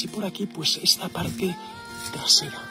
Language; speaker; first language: Spanish; native; Spanish